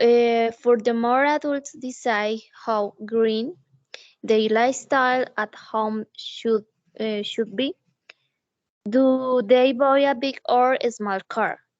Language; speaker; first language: English; non-native, learner; Spanish